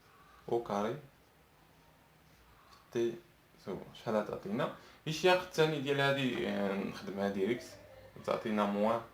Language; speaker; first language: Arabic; native; Arabic